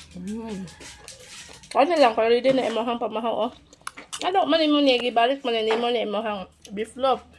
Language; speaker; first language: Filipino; non-native, local second language; Cebuano